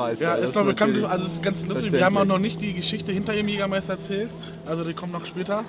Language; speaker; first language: German; native; German